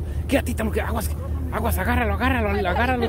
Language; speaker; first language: Spanish; native; Spanish